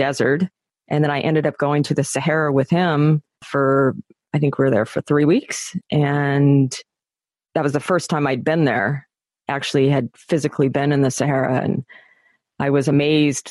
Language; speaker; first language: English; native; English